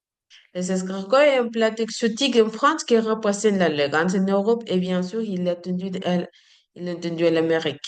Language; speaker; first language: French; non-native, learner; Spanish